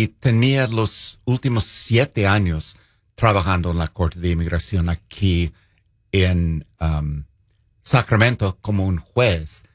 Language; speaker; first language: Spanish; non-native, fluent; English